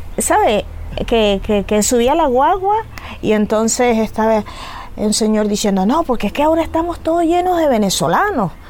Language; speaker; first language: Spanish; native; Spanish